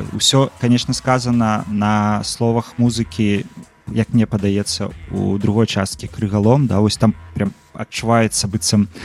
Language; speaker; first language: Belarusian; native; Belarusian